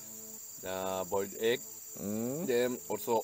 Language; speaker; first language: English; non-native, learner; Japanese